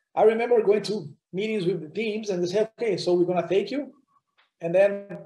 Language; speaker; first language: English; non-native, fluent; Portuguese